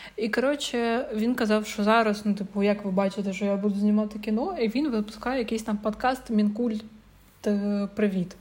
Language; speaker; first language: Ukrainian; native; Ukrainian